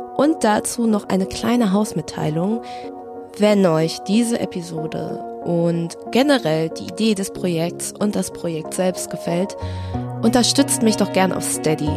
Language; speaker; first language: German; early bilingual, other home language; Vietnamese